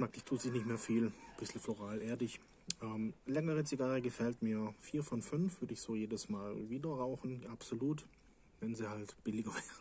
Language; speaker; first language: German; native; German